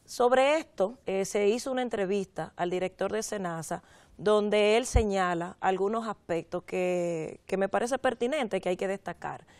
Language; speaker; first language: Spanish; native; Spanish